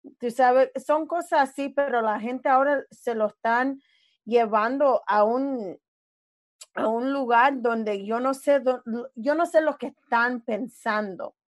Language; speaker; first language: Spanish; early bilingual, other home language; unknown